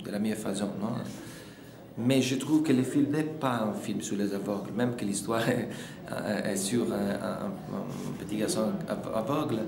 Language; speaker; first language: French; non-native, fluent; Italian